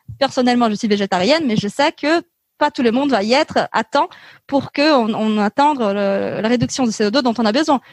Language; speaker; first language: French; non-native, fluent; Portuguese